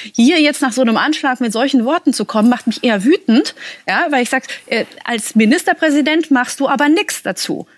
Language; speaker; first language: German; early bilingual, heritage; German